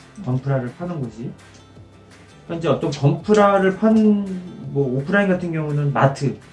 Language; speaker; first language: Korean; native; Korean